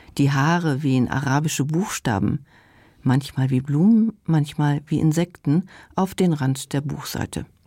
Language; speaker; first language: German; non-native, local second language; Luxembourgish